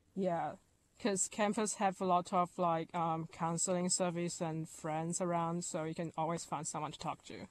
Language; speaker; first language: English; non-native, fluent; Chinese